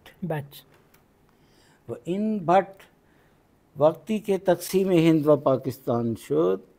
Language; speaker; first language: Persian; non-native, fluent; Punjabi